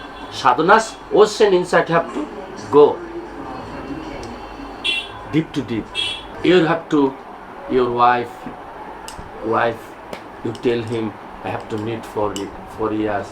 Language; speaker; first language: English; non-native, learner; Bangla